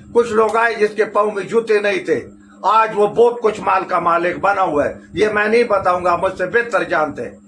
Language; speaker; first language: Urdu; non-native, local second language; Pashto